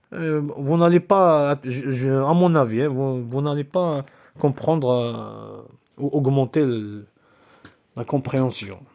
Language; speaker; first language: French; non-native, local second language; Kabyle